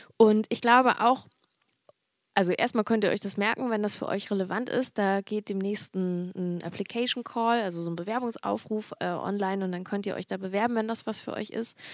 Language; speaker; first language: German; native; German